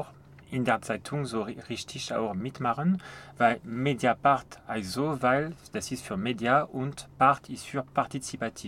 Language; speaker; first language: German; non-native, fluent; French